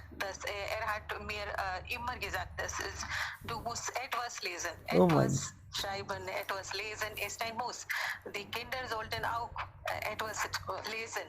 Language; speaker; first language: German; non-native, learner; Hindi